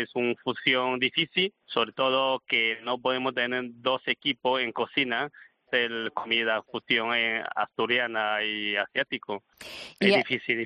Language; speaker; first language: Spanish; non-native, learner; Chinese